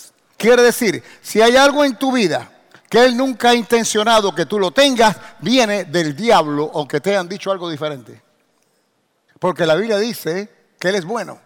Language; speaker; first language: Spanish; native; Spanish